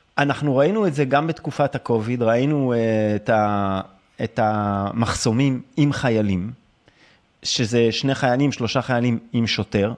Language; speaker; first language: Hebrew; native; Hebrew